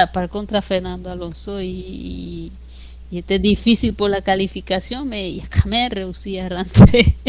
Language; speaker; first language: French; non-native, fluent; Spanish